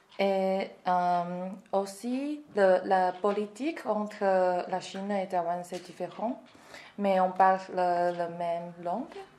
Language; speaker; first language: French; non-native, learner; Chinese